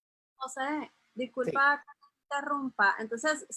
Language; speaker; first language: Spanish; native; Spanish